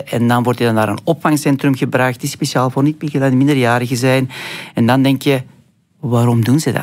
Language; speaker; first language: Dutch; non-native, fluent; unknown